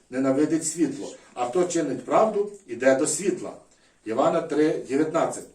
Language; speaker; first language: Ukrainian; non-native, local second language; Russian